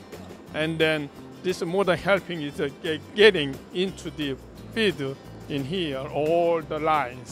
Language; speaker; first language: English; non-native, learner; Korean